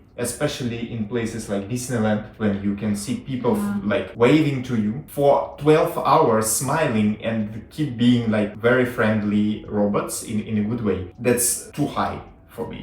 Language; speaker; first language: English; non-native, fluent; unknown